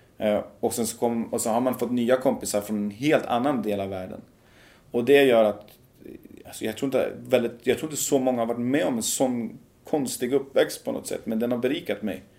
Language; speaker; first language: Swedish; early bilingual, other home language; Persian